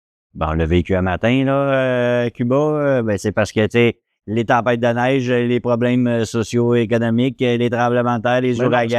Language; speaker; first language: French; native; French